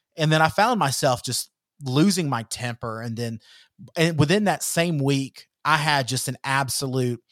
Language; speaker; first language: English; native; English